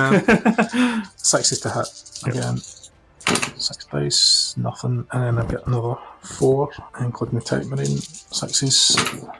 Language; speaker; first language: English; native; English